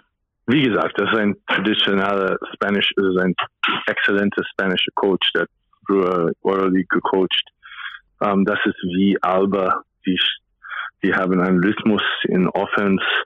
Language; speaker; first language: German; non-native, fluent; English